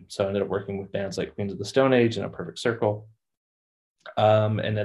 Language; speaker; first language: English; native; English